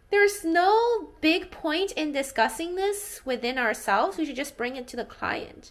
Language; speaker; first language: English; non-native, fluent; Chinese